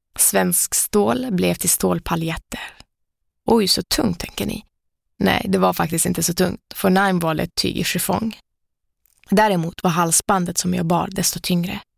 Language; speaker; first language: Swedish; early bilingual, other home language; Persian